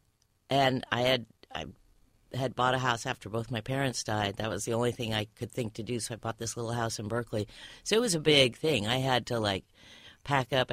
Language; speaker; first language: English; native; English